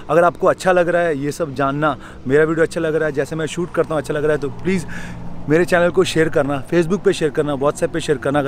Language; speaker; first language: Hindi; native; Hindi